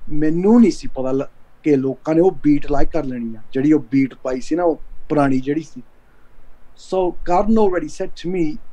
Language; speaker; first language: Punjabi; early bilingual, heritage; Punjabi